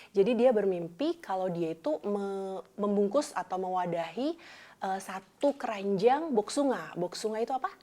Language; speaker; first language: Indonesian; native; Indonesian